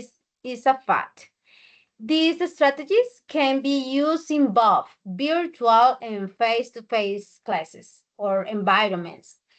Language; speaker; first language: English; non-native, learner; Spanish